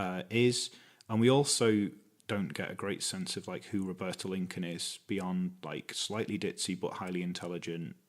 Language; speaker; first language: English; native; English